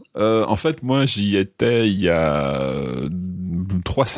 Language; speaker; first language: French; non-native, fluent; English